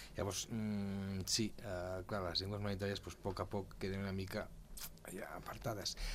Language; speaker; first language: Catalan; early bilingual, other home language; Spanish